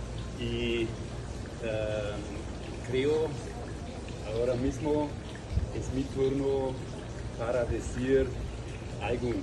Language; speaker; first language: Spanish; non-native, learner; German